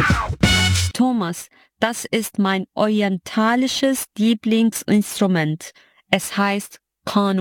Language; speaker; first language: German; non-native, fluent; Arabic